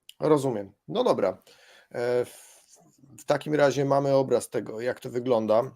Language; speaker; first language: Polish; native; Polish